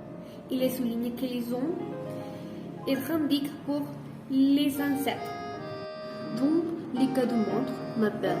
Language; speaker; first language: French; non-native, learner; Spanish